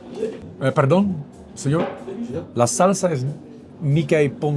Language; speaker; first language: Spanish; non-native, learner; Dutch